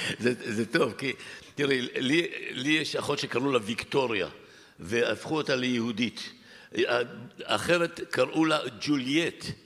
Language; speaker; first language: Hebrew; early bilingual, other home language; Arabic